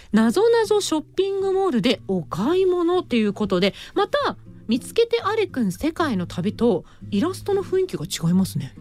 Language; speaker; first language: Japanese; native; Japanese